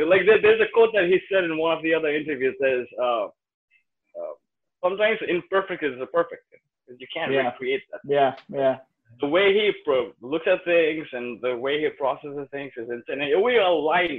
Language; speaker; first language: English; non-native, local second language; Nepali